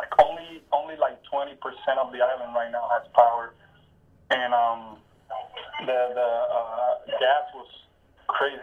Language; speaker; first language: English; non-native, fluent; Spanish